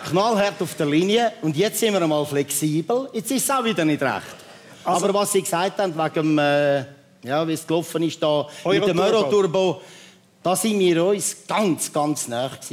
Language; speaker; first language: German; native; German